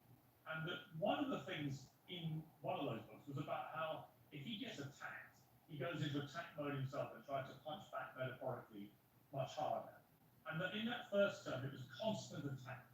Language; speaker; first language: English; native; English